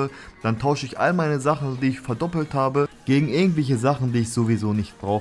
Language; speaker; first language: German; native; German